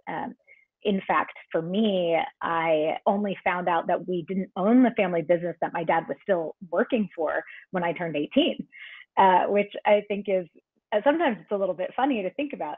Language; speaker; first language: English; native; English